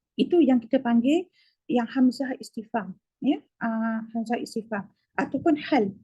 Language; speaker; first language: Malay; native; Malay